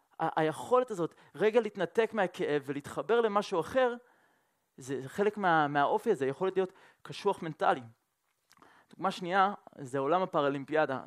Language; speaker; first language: Hebrew; non-native, fluent; French